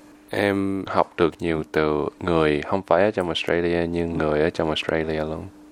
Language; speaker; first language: Vietnamese; early bilingual, heritage; Vietnamese